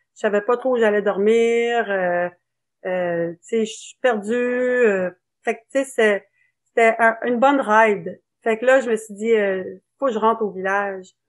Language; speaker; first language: French; native; French